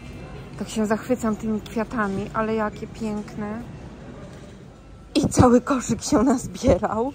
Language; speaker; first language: Polish; native; Polish